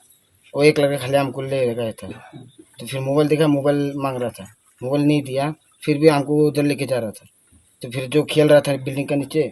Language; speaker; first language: Hindi; non-native, local second language; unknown